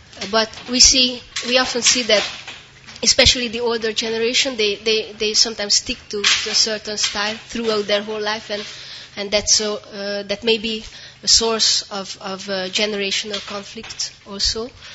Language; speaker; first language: English; non-native, fluent; Hungarian